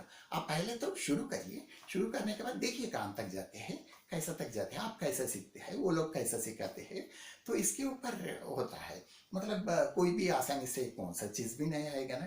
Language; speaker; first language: Hindi; non-native, local second language; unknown